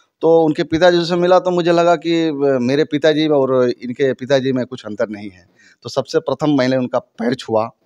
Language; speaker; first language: Hindi; native; Hindi